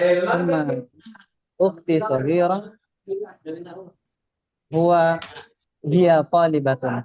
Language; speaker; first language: Arabic; non-native, learner; Indonesian